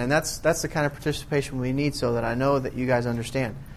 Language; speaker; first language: English; native; English